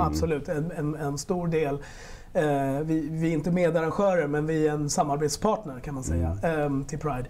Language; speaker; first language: Swedish; early bilingual, other home language; Spanish